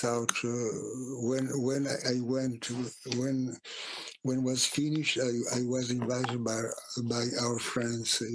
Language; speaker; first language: English; non-native, fluent; Italian